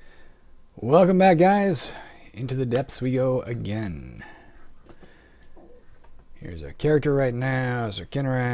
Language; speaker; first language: English; native; English